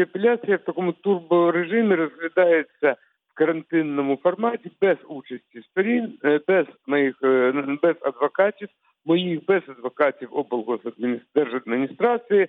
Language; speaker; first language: Ukrainian; non-native, local second language; Russian